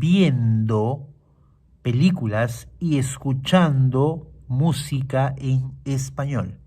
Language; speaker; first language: Spanish; non-native, fluent; Portuguese